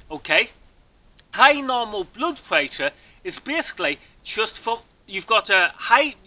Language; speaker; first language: English; native; English